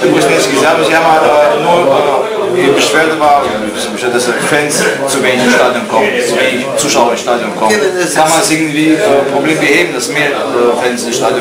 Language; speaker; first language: German; non-native, fluent; Azerbaijani